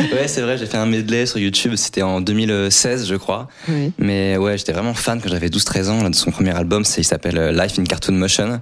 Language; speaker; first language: French; native; French